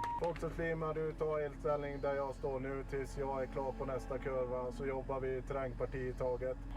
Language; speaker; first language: Swedish; native; Swedish